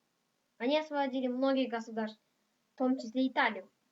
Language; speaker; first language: Russian; non-native, local second language; Kazakh